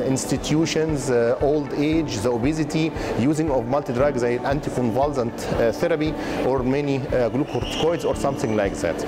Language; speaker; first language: English; non-native, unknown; Arabic